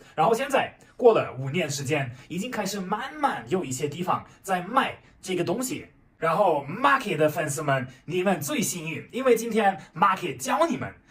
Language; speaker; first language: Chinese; non-native, fluent; German